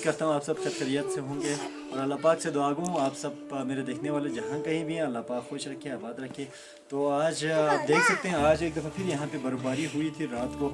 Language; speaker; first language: Hindi; non-native, local second language; Balti